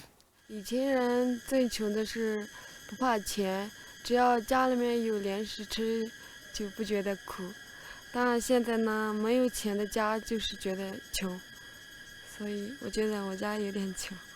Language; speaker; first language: Chinese; non-native, local second language; Tibetan